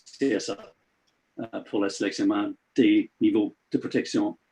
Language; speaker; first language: French; non-native, learner; English